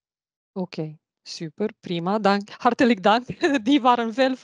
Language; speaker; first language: Dutch; non-native, learner; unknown